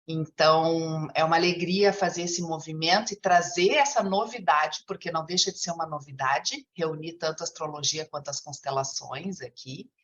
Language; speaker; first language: Portuguese; native; Portuguese